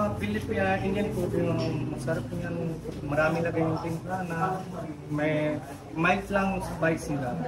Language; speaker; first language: Filipino; non-native, learner; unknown